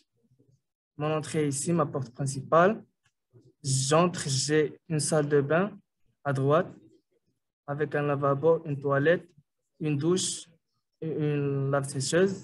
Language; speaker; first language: French; non-native, local second language; Arabic